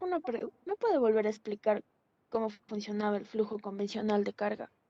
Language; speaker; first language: Spanish; native; Spanish